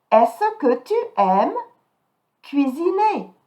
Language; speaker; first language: French; non-native, fluent; English